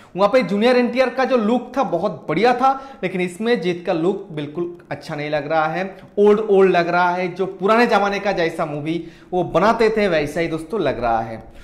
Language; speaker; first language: Hindi; non-native, local second language; Bangla